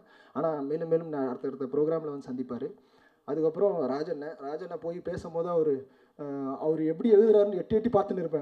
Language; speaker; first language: Tamil; native; Tamil